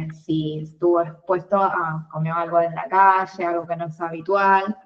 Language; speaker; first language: Spanish; native; Spanish